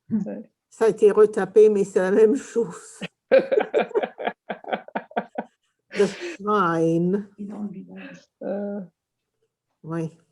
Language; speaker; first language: French; early bilingual, heritage; English